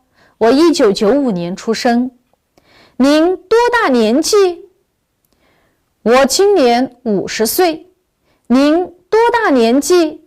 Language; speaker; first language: Chinese; non-native, local second language; Uyghur